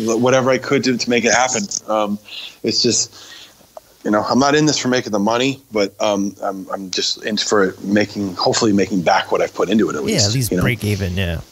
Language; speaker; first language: English; native; English